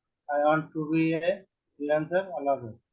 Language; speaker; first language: English; non-native, learner; Bangla